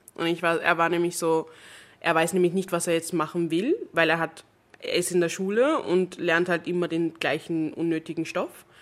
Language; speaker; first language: German; non-native, fluent; English